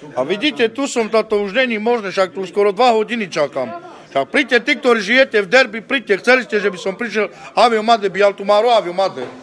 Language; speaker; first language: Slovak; non-native, local second language; Romany